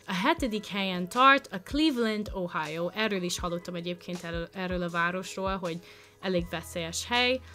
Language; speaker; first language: Hungarian; non-native, fluent; English